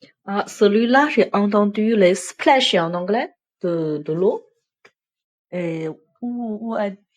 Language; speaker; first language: French; non-native, fluent; Chinese